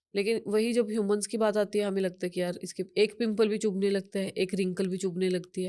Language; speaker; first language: Hindi; non-native, local second language; Punjabi